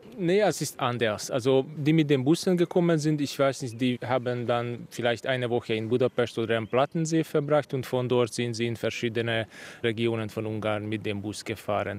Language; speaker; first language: German; non-native, fluent; Hungarian